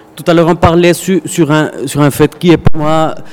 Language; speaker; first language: French; non-native, fluent; Spanish